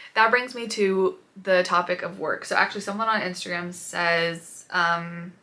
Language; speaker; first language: English; native; English